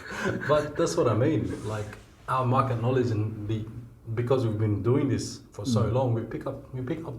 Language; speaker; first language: English; native; English